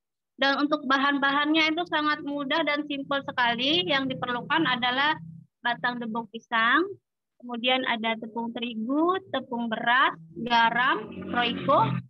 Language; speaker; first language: Indonesian; native; Indonesian